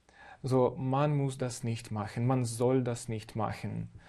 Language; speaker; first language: German; non-native, fluent; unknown